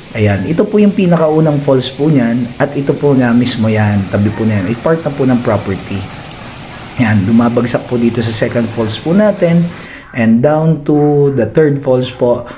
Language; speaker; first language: Filipino; native; Filipino